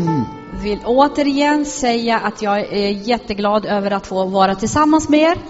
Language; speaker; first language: Swedish; non-native, fluent; Arabic